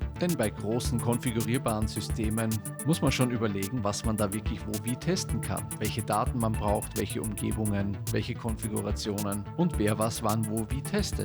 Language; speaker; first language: German; native; German